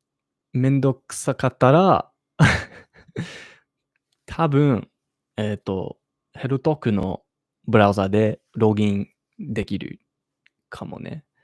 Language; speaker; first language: Japanese; non-native, learner; English